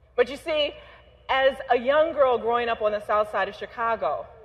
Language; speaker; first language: English; native; English